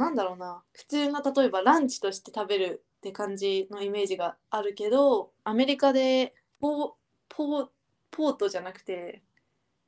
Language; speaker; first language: Japanese; native; Japanese